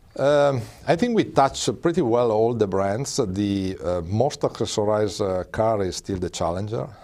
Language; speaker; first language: English; non-native, fluent; Italian